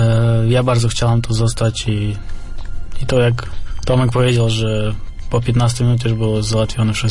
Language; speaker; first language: Polish; non-native, fluent; Russian